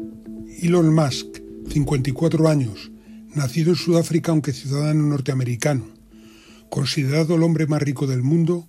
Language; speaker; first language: Spanish; native; Spanish